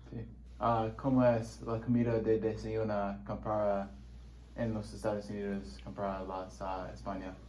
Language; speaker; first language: Spanish; non-native, learner; English